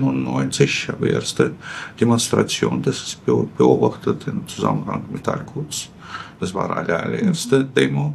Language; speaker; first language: German; non-native, fluent; Russian